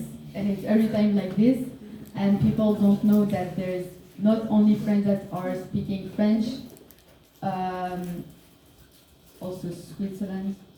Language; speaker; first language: English; non-native, fluent; French